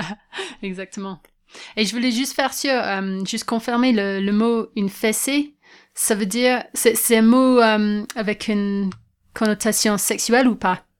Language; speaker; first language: French; non-native, fluent; English